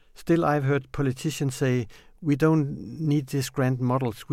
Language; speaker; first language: English; non-native, fluent; Danish